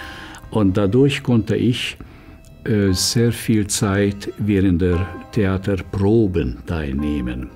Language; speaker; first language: German; non-native, fluent; Hungarian